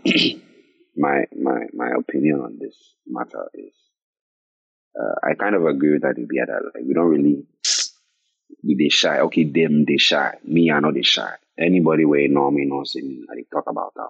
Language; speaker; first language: English; non-native, local second language; Akan